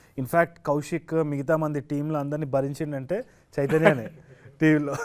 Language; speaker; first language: Telugu; native; Telugu